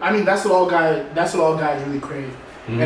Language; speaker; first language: English; native; English